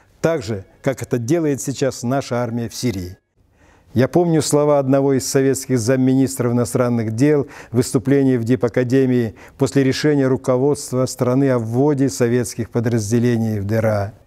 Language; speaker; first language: Russian; native; Russian